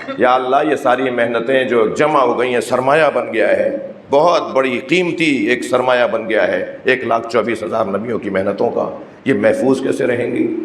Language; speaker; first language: Urdu; native; Urdu